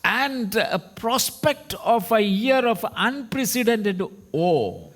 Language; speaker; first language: English; non-native, local second language; Hindi